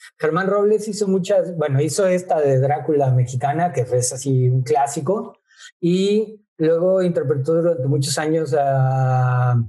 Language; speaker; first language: Spanish; native; Spanish